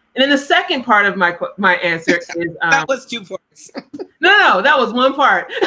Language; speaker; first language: English; native; English